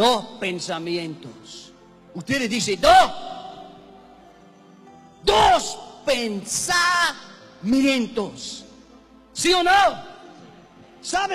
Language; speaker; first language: Spanish; non-native, learner; English